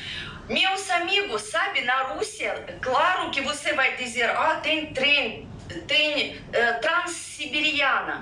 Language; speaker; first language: Portuguese; non-native, fluent; Russian